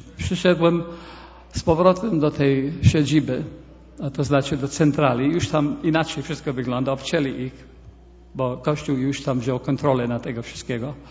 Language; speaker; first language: Polish; early bilingual, heritage; Polish